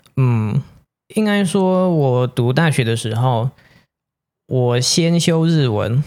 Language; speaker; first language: Chinese; non-native, fluent; English